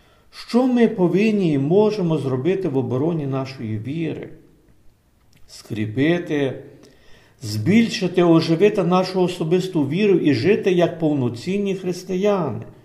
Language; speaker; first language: Ukrainian; native; Ukrainian